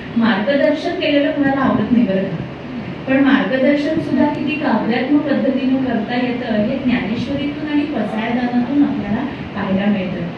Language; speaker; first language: Marathi; native; Marathi